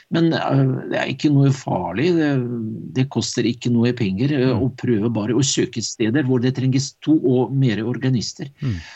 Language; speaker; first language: Norwegian; non-native, fluent; Russian